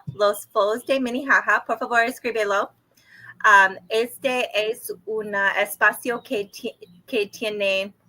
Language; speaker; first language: Spanish; non-native, learner; English